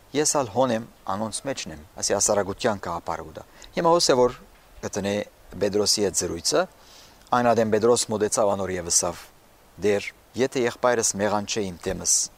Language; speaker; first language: Armenian; early bilingual, heritage; Armenian